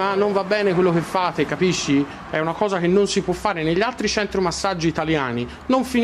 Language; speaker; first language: Italian; native; Italian